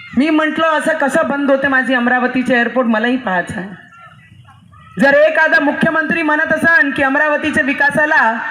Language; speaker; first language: Marathi; non-native, local second language; Hindi